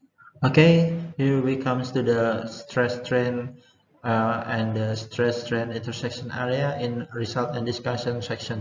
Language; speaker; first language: English; non-native, learner; Indonesian